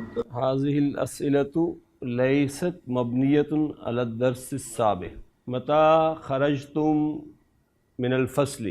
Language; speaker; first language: Arabic; non-native, fluent; Urdu